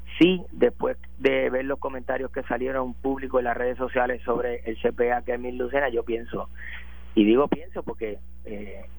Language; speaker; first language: Spanish; native; Spanish